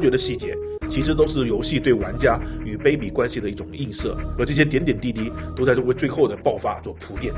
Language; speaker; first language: Chinese; native; Chinese